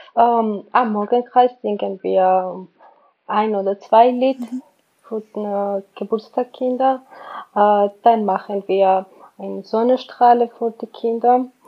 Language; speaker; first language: German; non-native, learner; Georgian